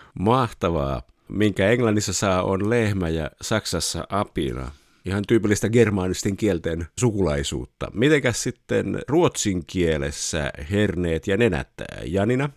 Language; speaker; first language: Finnish; native; Finnish